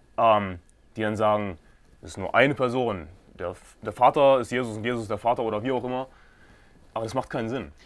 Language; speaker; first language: German; native; German